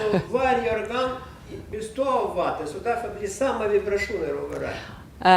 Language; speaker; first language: Swedish; non-native, fluent; Russian